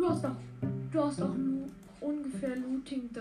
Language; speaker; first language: German; native; German